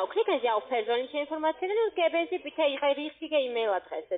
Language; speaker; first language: German; non-native, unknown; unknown